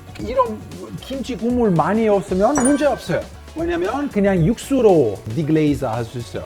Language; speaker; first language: Korean; non-native, fluent; Italian